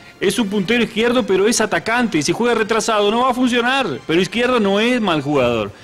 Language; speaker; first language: Spanish; native; Spanish